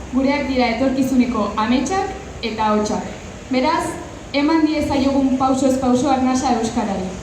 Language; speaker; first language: Basque; native; Basque